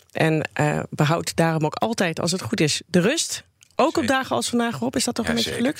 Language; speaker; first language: Dutch; native; Dutch